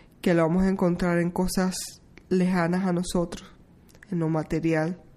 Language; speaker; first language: Spanish; early bilingual, heritage; Spanish